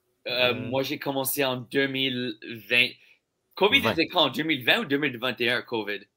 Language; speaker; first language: French; non-native, local second language; English